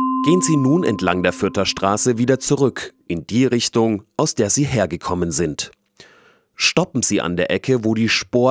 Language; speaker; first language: German; native; German